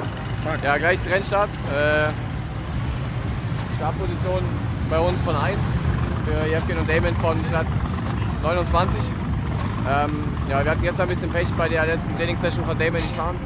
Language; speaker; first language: German; native; German